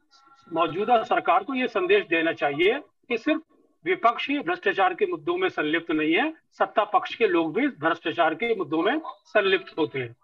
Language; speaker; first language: Hindi; native; Hindi